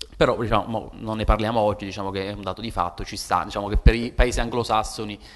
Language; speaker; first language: Italian; native; Italian